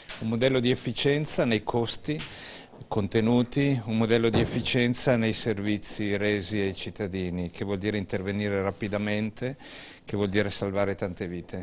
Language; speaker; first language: Italian; native; Italian